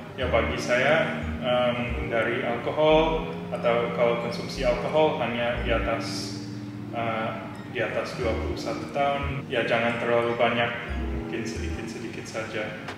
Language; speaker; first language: Indonesian; early bilingual, heritage; English